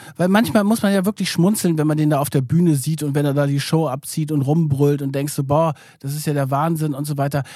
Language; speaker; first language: German; early bilingual, other home language; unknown